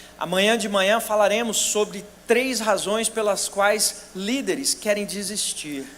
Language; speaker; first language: Portuguese; native; Portuguese